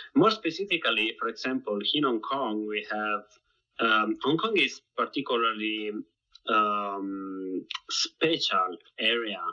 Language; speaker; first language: English; non-native, fluent; Italian